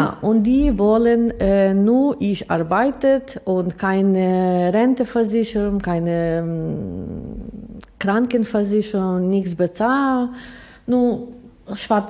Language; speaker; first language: German; non-native, learner; Ukrainian